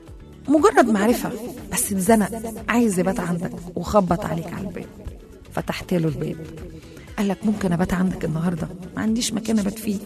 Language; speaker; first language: Arabic; native; Arabic